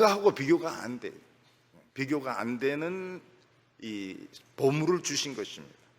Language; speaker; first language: Korean; native; Korean